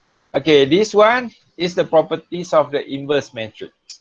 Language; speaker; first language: English; non-native, local second language; Malay